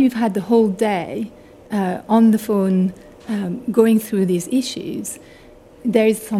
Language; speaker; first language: English; non-native, fluent; French